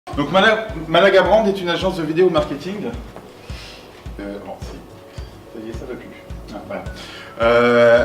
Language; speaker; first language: French; native; French